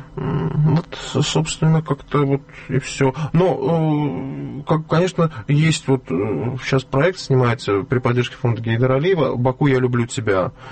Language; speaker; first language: Russian; non-native, local second language; Azerbaijani